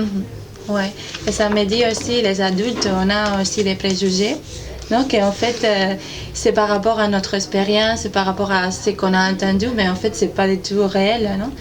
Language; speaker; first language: French; non-native, fluent; Spanish